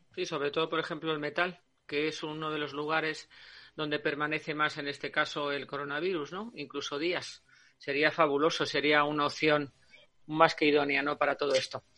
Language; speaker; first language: Spanish; native; Spanish